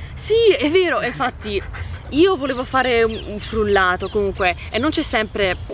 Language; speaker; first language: Italian; early bilingual, heritage; English